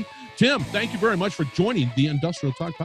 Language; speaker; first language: English; native; English